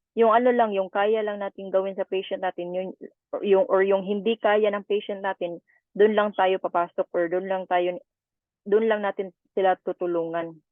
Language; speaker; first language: Filipino; native; Filipino